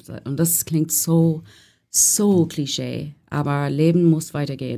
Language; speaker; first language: German; non-native, learner; English